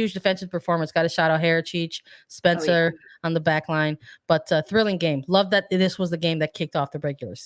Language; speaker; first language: English; native; English